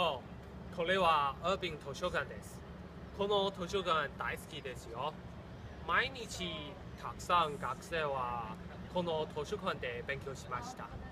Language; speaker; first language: Japanese; non-native, learner; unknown